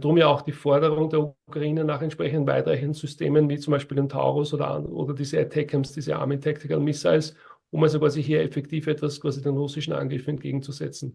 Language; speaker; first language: German; native; German